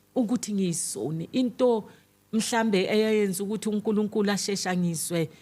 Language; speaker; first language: Zulu; non-native, local second language; Tsonga